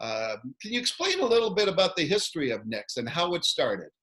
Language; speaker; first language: English; native; English